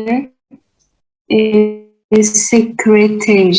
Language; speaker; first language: French; non-native, learner; Vietnamese